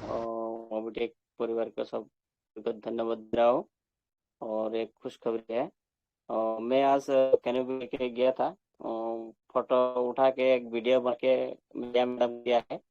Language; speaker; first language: Hindi; non-native, local second language; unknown